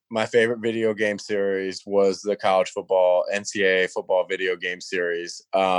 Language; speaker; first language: English; native; English